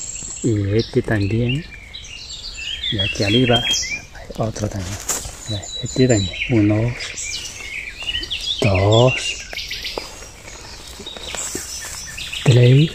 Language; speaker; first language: Spanish; non-native, learner; Chinese